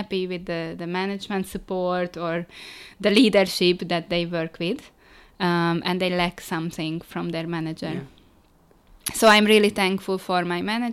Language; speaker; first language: English; non-native, fluent; Hungarian